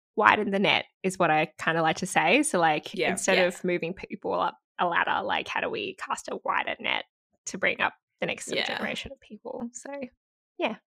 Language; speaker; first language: English; native; English